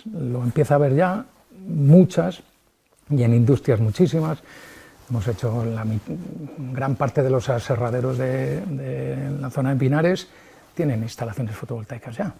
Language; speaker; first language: Spanish; native; Spanish